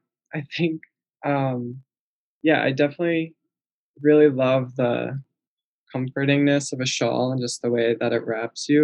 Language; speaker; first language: English; native; English